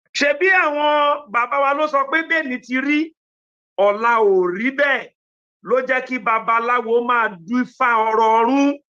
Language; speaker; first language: Yoruba; native; Yoruba